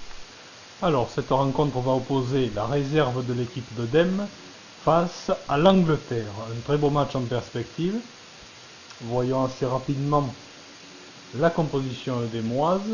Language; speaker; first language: French; native; French